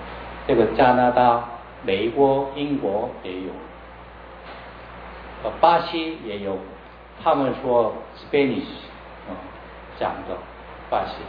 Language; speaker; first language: Chinese; non-native, learner; Korean